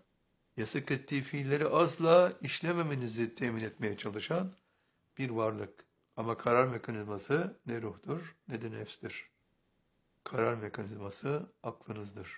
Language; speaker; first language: Turkish; native; Turkish